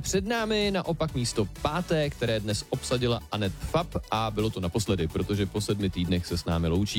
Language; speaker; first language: Czech; native; Czech